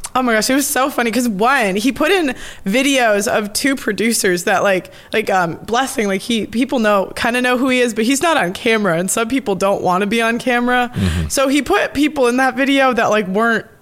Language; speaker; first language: English; native; English